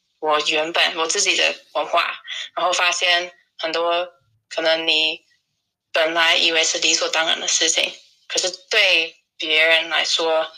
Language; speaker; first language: Chinese; non-native, fluent; English